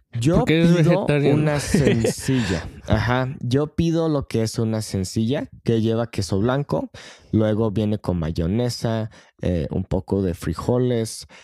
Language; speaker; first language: Spanish; non-native, fluent; English